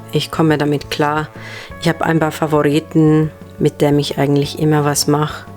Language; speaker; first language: German; non-native, fluent; Finnish